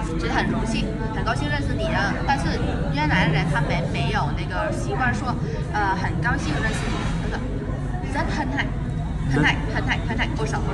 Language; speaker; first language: Chinese; non-native, fluent; Vietnamese